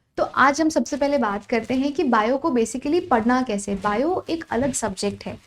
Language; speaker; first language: Hindi; native; Hindi